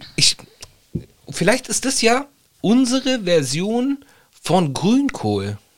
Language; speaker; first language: German; early bilingual, other home language; Italian